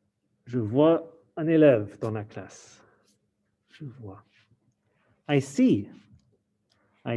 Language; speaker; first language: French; non-native, fluent; English